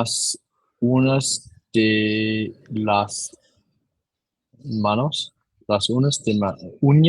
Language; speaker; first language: Spanish; non-native, learner; English